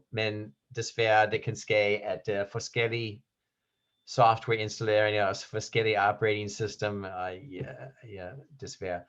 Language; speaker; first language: Danish; non-native, fluent; English